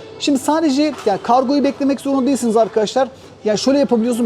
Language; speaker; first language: Turkish; native; Turkish